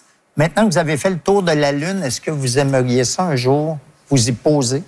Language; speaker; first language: French; native; French